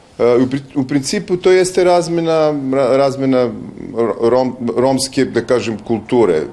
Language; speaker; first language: Serbian; non-native, local second language; Romany